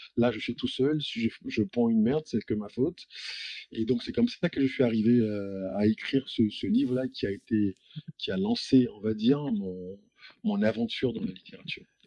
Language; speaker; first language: French; native; French